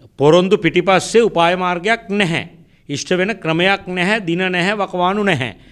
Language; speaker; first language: Sinhala; native; Sinhala